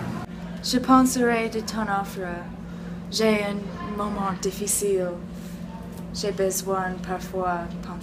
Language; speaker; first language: French; non-native, learner; English